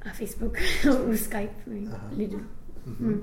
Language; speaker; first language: French; non-native, fluent; English